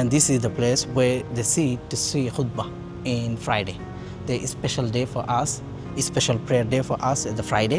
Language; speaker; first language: English; non-native, local second language; Bangla